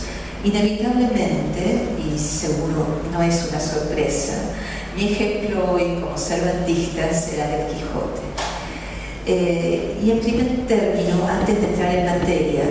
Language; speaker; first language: Spanish; native; Spanish